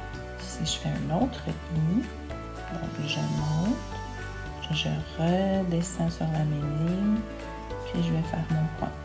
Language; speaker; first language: French; native; French